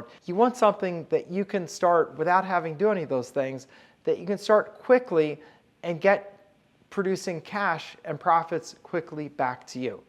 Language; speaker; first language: English; native; English